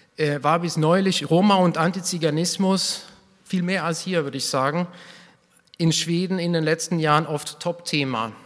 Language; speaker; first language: German; non-native, fluent; Swedish